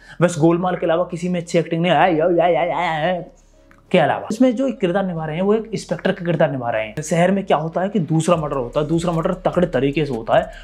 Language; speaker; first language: Hindi; native; Hindi